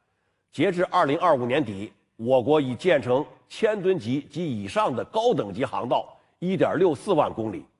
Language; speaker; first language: Chinese; native; Chinese